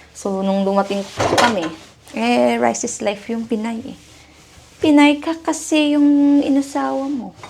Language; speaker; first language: Filipino; non-native, local second language; Hiligaynon